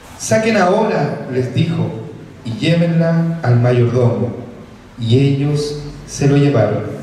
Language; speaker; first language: Spanish; native; Spanish